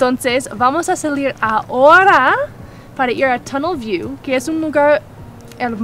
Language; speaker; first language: Spanish; non-native, learner; English